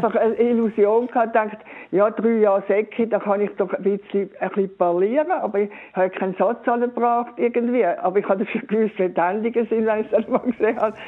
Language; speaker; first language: German; native; German